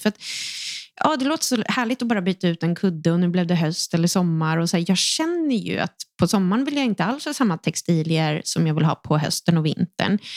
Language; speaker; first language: Swedish; native; Swedish